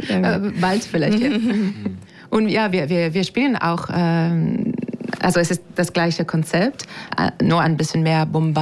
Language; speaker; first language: German; non-native, fluent; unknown